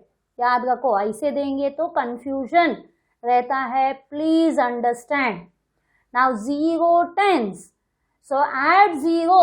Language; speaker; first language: Hindi; non-native, local second language; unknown